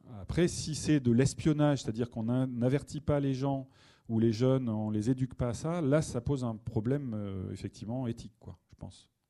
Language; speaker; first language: French; native; French